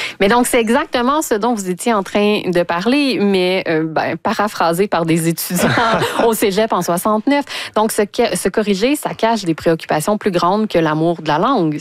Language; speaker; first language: French; native; French